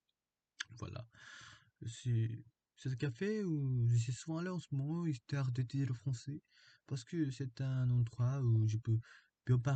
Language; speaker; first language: French; non-native, learner; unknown